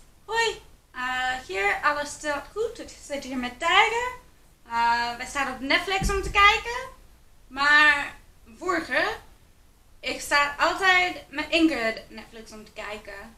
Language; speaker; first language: Dutch; non-native, learner; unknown